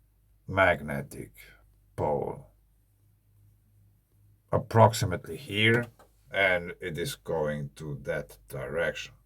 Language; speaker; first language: English; non-native, fluent; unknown